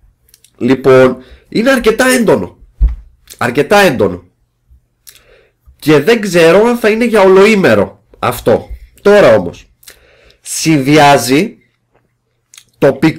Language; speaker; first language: Greek; native; Greek